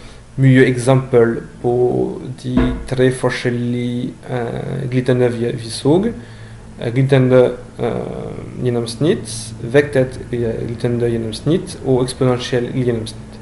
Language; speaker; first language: Norwegian; non-native, learner; French